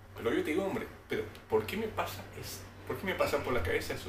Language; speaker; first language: Spanish; non-native, learner; French